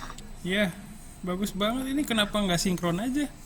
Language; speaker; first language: Indonesian; native; Indonesian